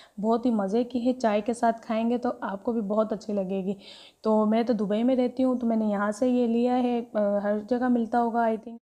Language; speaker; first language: Urdu; native; Urdu